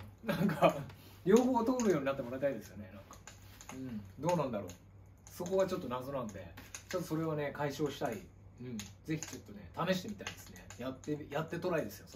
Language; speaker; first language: Japanese; native; Japanese